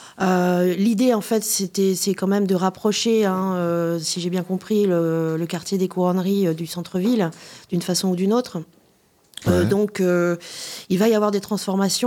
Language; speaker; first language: French; native; French